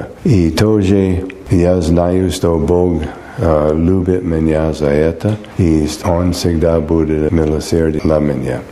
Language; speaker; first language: Russian; non-native, learner; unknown